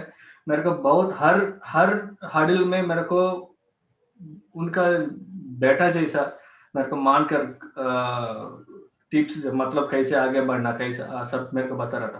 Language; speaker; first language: Hindi; non-native, local second language; Telugu